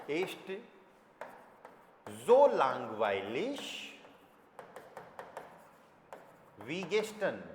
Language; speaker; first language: German; non-native, fluent; Hindi